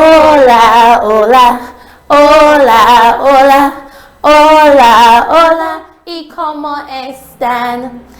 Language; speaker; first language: Spanish; non-native, fluent; English